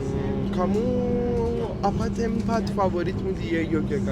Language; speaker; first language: Indonesian; non-native, learner; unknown